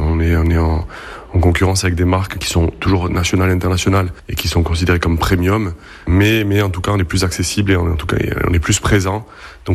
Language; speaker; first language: French; native; French